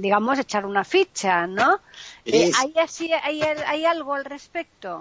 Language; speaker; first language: Spanish; native; Spanish